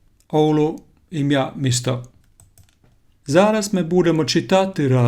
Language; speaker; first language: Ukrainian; non-native, learner; Finnish